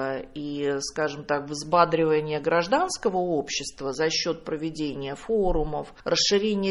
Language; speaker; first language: Russian; native; Russian